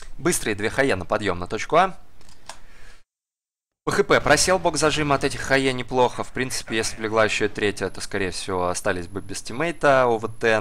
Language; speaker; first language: Russian; native; Russian